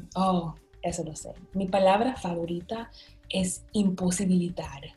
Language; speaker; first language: Spanish; non-native, fluent; English